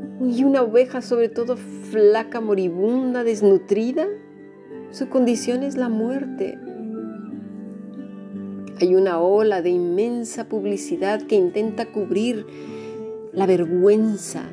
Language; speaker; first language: Spanish; native; Spanish